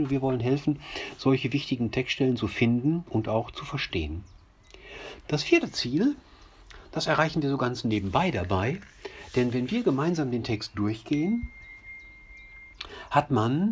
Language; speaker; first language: German; native; German